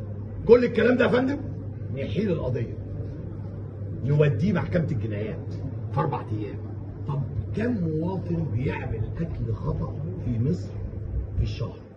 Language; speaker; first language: Arabic; native; Arabic